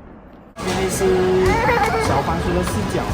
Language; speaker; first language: Chinese; native; Chinese